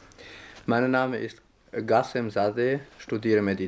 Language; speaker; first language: German; non-native, fluent; Persian